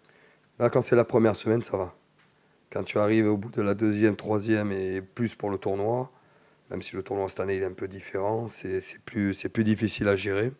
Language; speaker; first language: French; native; French